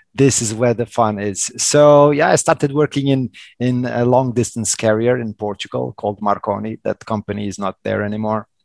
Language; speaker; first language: English; non-native, fluent; Portuguese